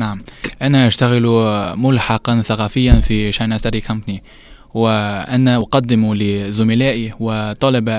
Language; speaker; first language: Arabic; non-native, learner; Chinese